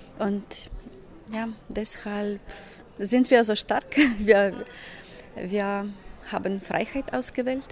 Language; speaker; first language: German; non-native, fluent; Ukrainian